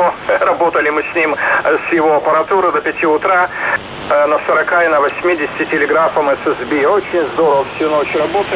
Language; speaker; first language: Russian; native; Russian